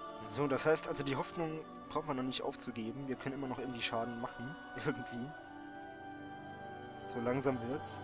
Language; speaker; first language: German; native; German